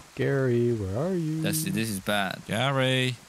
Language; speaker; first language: English; native; English